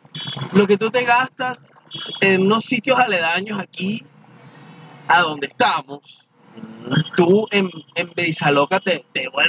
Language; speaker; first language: Spanish; native; Spanish